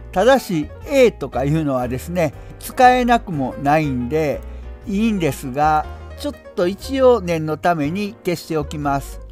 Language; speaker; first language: Japanese; native; Japanese